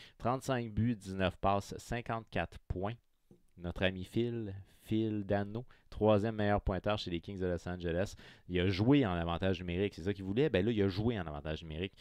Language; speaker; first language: French; native; French